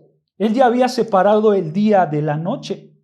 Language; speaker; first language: Spanish; native; Spanish